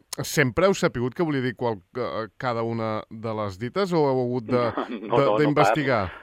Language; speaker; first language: Catalan; native; Catalan